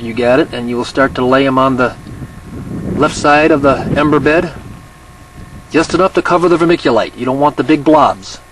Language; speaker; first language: English; native; English